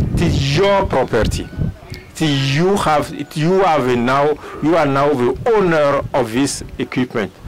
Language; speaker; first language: English; non-native, fluent; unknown